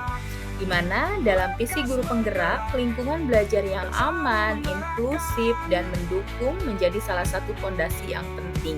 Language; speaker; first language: Indonesian; native; Indonesian